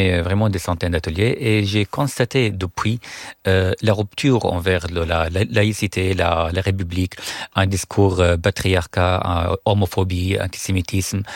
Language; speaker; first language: French; non-native, fluent; Arabic